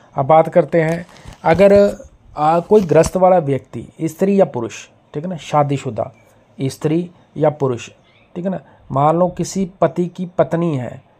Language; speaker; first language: Hindi; native; Hindi